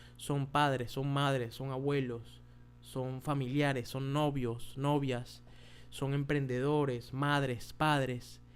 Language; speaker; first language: Spanish; native; Spanish